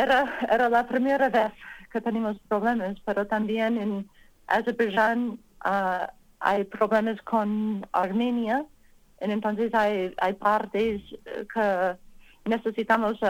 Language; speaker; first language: Spanish; non-native, learner; English